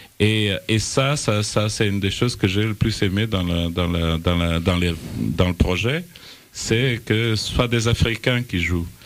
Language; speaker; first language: French; non-native, fluent; Portuguese